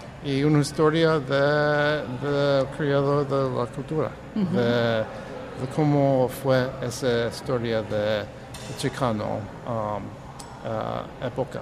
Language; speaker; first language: Spanish; early bilingual, heritage; English